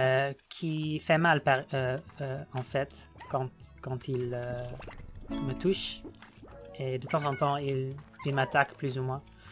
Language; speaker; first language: French; non-native, learner; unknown